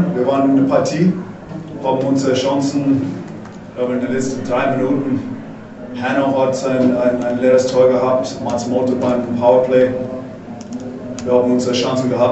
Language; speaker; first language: German; non-native, fluent; English